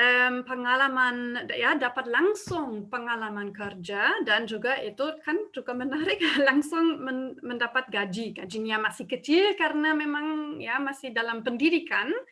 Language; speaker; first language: Indonesian; non-native, fluent; German